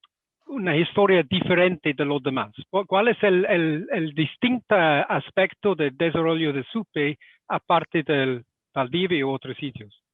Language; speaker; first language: Spanish; non-native, fluent; English